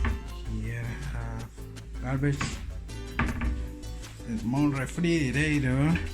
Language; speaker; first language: English; non-native, learner; Spanish